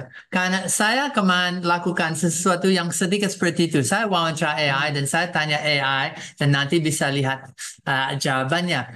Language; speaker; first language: Indonesian; non-native, fluent; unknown